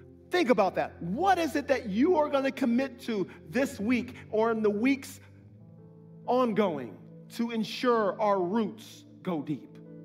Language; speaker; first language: English; native; English